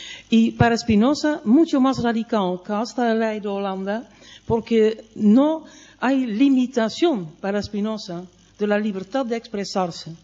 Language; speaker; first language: Spanish; non-native, fluent; Dutch